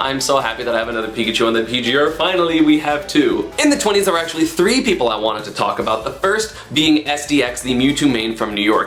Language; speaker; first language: English; native; English